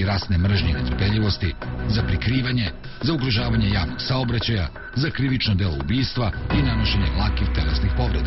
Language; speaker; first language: Serbian; native; Serbian